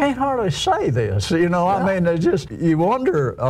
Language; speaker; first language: English; native; English